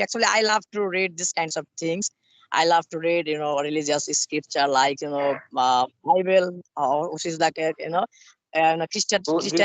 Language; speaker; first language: English; non-native, learner; Bangla